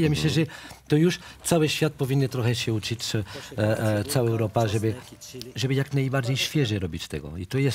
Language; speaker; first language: Polish; non-native, fluent; French